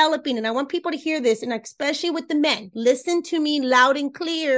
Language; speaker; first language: English; non-native, fluent; Spanish